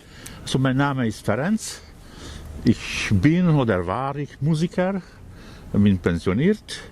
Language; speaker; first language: German; non-native, fluent; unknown